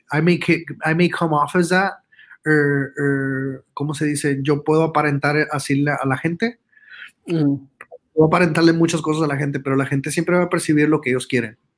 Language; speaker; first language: Spanish; early bilingual, heritage; Spanish